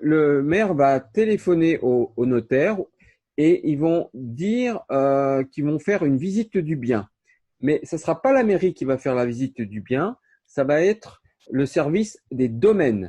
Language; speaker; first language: French; native; French